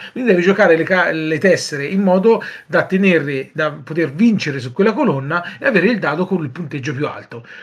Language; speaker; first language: Italian; native; Italian